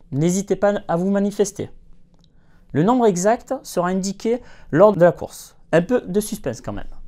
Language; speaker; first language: French; native; French